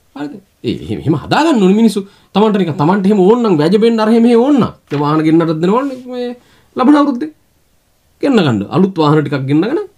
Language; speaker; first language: Sinhala; native; Sinhala